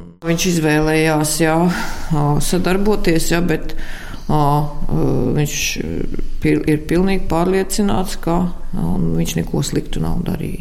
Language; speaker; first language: Latvian; native; Latvian